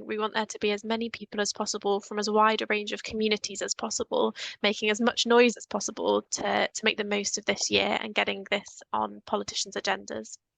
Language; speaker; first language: English; native; English